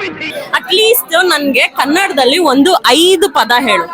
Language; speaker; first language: Kannada; native; Kannada